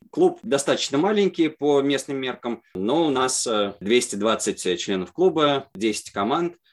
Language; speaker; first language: Russian; native; Russian